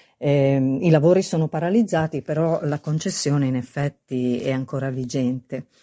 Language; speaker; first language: Italian; non-native, fluent; Spanish